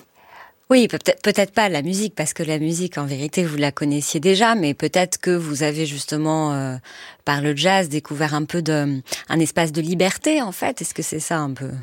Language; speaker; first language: French; native; French